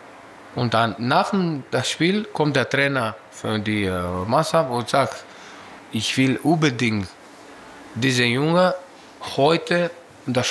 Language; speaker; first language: German; non-native, learner; Greek